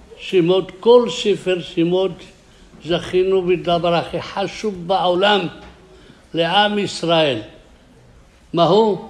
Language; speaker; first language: Hebrew; non-native, fluent; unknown